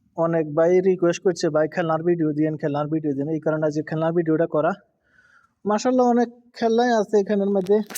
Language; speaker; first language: Bangla; native; Bangla